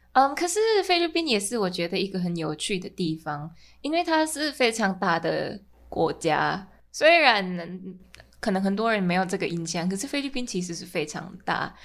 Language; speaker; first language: Chinese; non-native, fluent; Min Nan Chinese